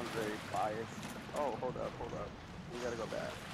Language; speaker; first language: English; native; English